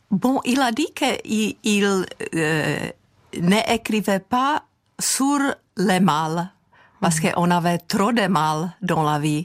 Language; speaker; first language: French; non-native, fluent; Czech